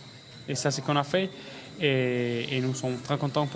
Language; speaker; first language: French; non-native, learner; Spanish